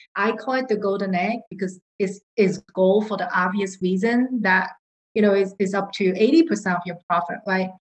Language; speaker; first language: English; non-native, local second language; Cantonese